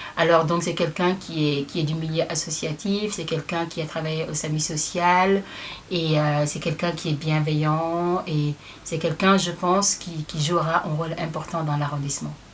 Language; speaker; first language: French; non-native, local second language; Wolof